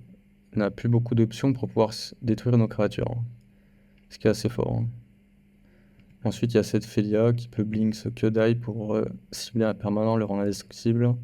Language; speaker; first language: French; native; French